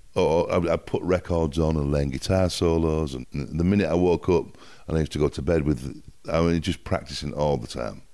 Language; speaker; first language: English; native; English